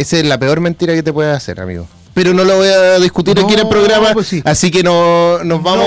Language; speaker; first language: Spanish; native; Spanish